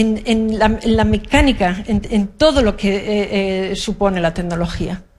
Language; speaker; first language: Spanish; native; Spanish